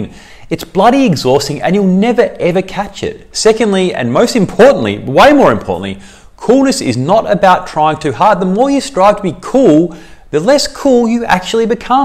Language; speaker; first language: English; native; English